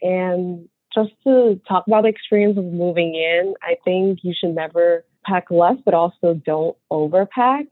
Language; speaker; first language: English; early bilingual, other home language; Chinese